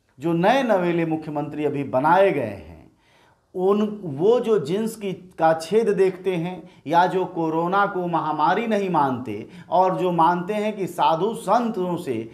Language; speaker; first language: Hindi; native; Hindi